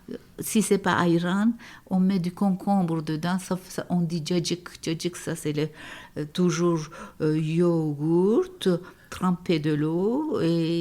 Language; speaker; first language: French; non-native, fluent; Turkish